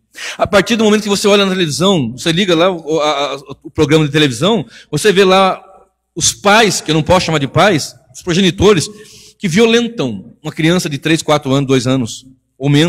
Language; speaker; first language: Portuguese; native; Portuguese